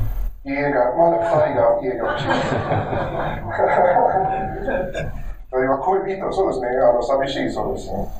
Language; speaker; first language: Japanese; non-native, learner; English